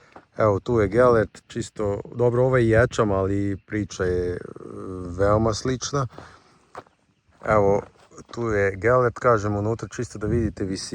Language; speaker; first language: Croatian; native; Croatian